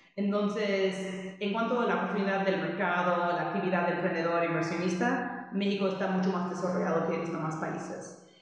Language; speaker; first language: Spanish; non-native, fluent; English